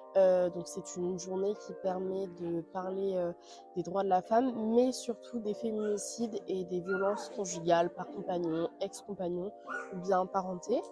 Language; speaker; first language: French; native; French